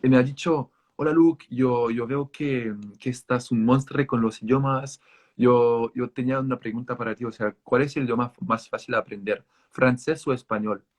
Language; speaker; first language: Spanish; non-native, fluent; French